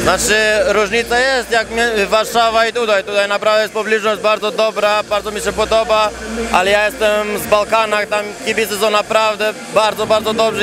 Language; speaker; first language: Polish; non-native, fluent; Albanian